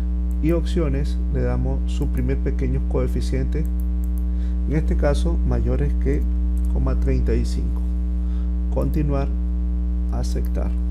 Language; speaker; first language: Spanish; native; Spanish